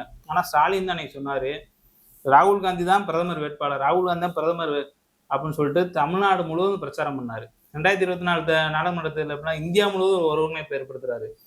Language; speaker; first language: Tamil; native; Tamil